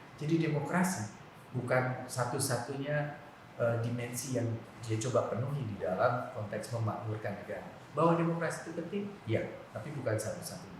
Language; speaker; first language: Indonesian; non-native, local second language; Javanese